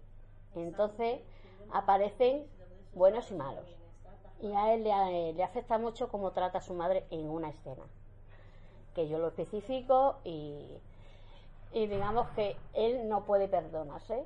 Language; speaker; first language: Spanish; native; Spanish